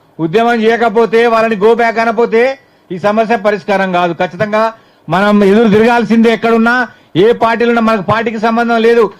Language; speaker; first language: Telugu; native; Telugu